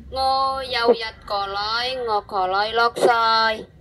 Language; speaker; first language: Cantonese; non-native, learner; Indonesian